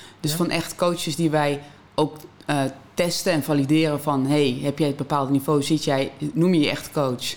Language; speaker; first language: Dutch; native; Dutch